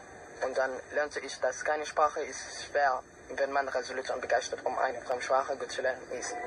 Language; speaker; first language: German; non-native, learner; Filipino